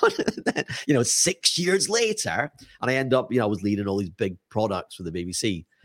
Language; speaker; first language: English; native; English